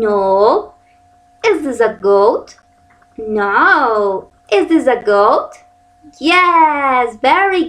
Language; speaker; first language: English; non-native, learner; Spanish